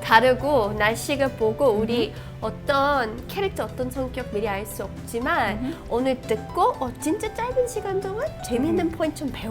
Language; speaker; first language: Korean; non-native, fluent; English